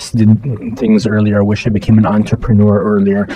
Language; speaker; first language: English; native; English